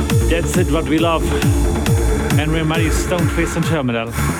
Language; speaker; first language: English; non-native, fluent; German